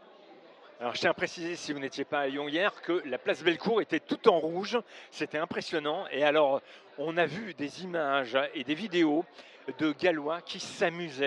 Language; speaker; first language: French; native; French